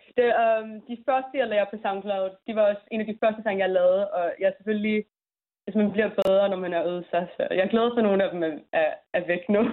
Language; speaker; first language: Danish; early bilingual, heritage; English